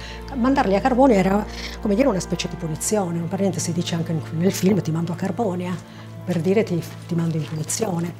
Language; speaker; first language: Italian; native; Italian